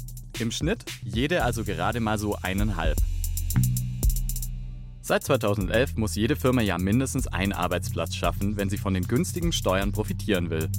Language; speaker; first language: German; native; German